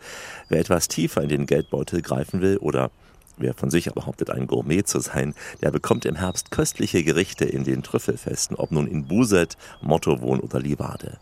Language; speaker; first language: German; native; German